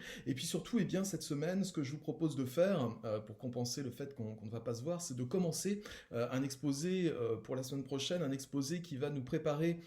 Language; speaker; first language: French; native; French